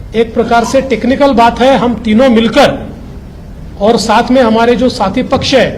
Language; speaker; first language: Hindi; non-native, local second language; Marathi